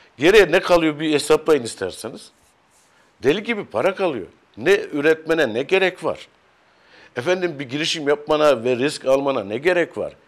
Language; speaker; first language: Turkish; native; Turkish